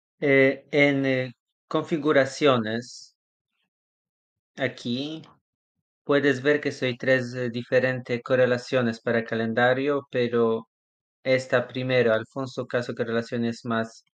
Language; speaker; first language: Spanish; non-native, learner; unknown